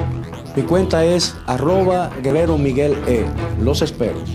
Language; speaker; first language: Spanish; native; Spanish